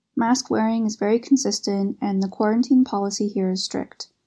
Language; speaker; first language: English; native; English